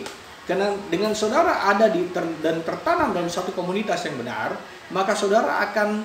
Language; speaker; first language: Indonesian; native; Indonesian